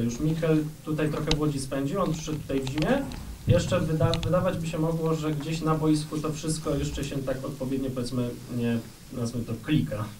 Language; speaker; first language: Polish; native; Polish